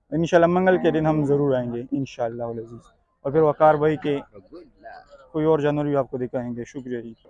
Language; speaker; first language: Urdu; non-native, local second language; Pashto